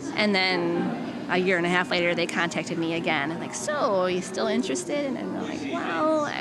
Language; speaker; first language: English; native; English